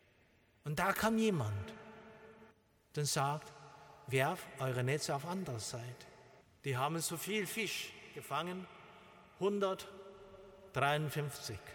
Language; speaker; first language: German; non-native, learner; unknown